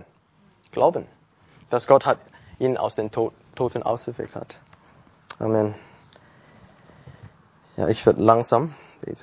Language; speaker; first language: German; non-native, learner; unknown